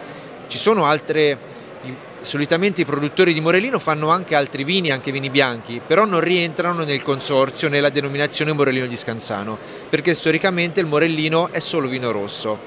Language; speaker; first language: Italian; native; Italian